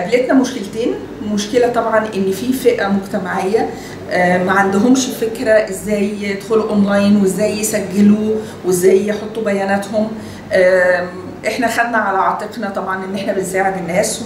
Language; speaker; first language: Arabic; native; Arabic